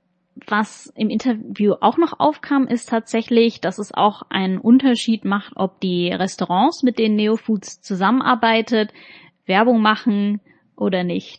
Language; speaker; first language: German; native; German